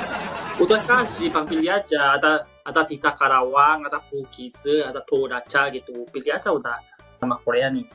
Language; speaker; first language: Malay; non-native, fluent; Korean